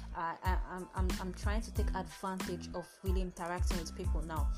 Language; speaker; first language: English; non-native, local second language; Yoruba